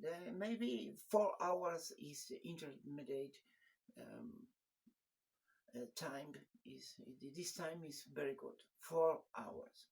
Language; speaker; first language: English; non-native, learner; Spanish